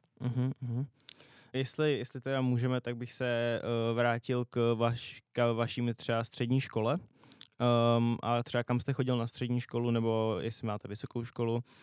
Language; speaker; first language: Czech; native; Czech